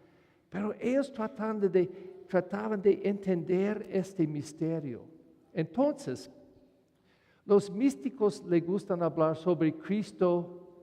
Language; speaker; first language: Spanish; non-native, fluent; English